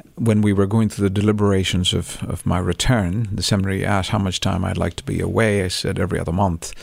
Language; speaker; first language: English; non-native, local second language; Tamil